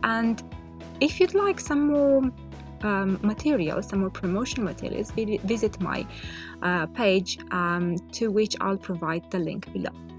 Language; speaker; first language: English; non-native, fluent; Romanian